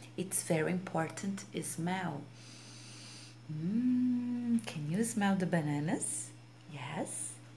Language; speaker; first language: English; non-native, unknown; Portuguese